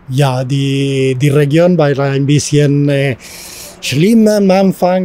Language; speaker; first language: German; non-native, learner; Spanish